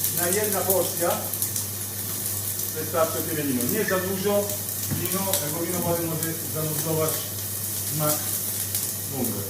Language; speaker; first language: Polish; non-native, learner; Italian